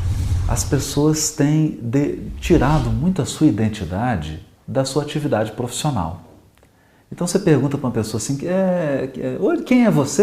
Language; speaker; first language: Portuguese; native; Portuguese